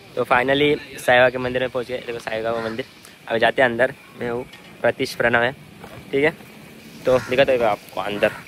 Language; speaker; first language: Hindi; non-native, local second language; Marathi